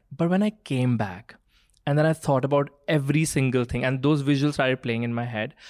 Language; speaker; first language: English; non-native, local second language; Punjabi